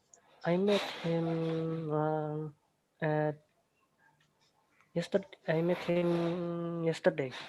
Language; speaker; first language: English; non-native, learner; Indonesian